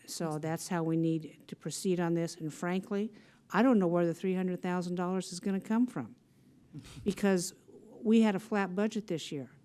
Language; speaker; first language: English; native; English